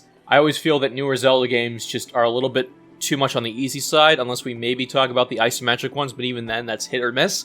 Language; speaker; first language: English; native; English